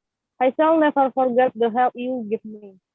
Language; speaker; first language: English; non-native, learner; Indonesian